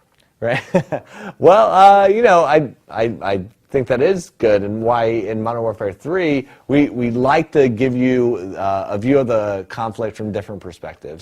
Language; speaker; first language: English; native; English